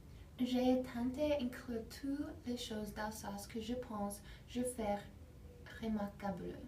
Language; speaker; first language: French; non-native, learner; English